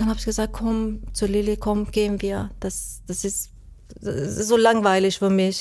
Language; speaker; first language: German; non-native, fluent; Persian